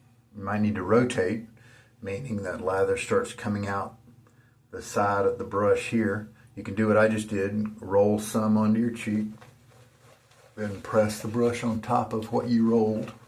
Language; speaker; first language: English; native; English